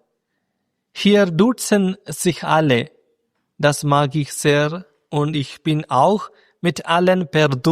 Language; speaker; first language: German; non-native, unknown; Malayalam